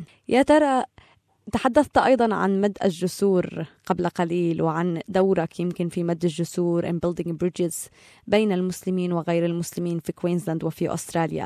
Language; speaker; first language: Arabic; native; Arabic